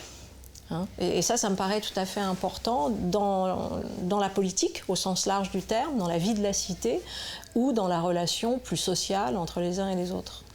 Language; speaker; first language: French; native; French